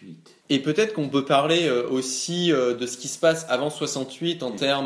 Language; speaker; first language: French; native; French